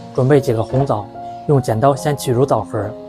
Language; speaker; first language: Chinese; native; Chinese